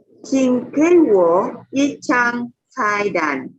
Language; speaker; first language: Chinese; non-native, learner; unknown